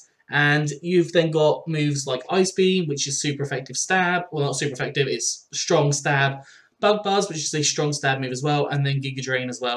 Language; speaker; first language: English; native; English